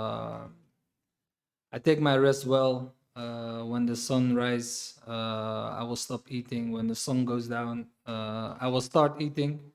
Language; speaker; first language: English; non-native, fluent; Dutch